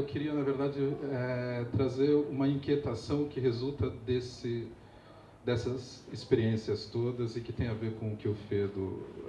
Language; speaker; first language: Portuguese; native; Portuguese